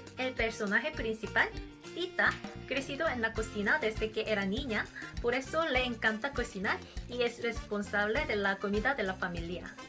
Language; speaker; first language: Spanish; non-native, learner; Korean